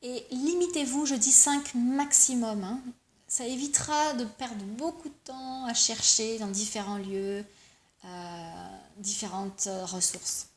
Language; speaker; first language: French; native; French